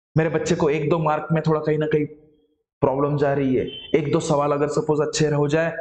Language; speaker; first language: Hindi; non-native, local second language; Marathi